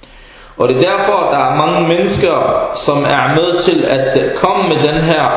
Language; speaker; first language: Danish; early bilingual, other home language; Arabic